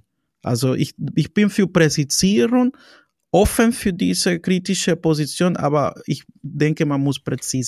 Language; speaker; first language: German; non-native, fluent; Spanish